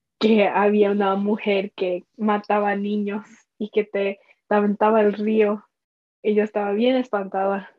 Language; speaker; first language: Spanish; early bilingual, heritage; Spanish